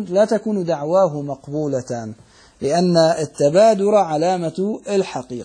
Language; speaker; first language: Arabic; native; Arabic